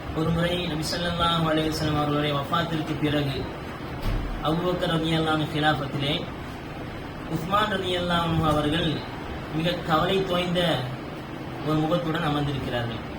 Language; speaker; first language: Tamil; native; Tamil